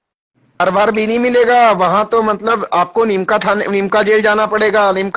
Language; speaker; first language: Hindi; native; Hindi